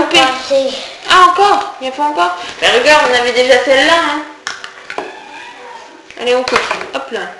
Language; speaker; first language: French; native; French